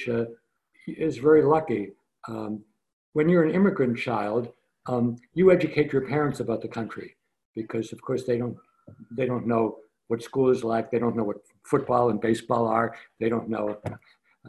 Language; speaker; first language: English; native; English